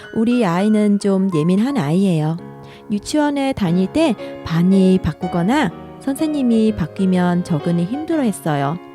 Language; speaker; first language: Korean; non-native, fluent; Vietnamese